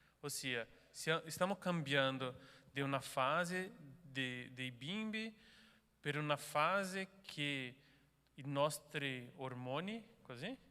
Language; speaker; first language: Italian; non-native, learner; Portuguese